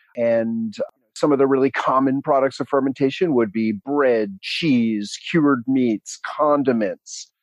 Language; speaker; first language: English; native; English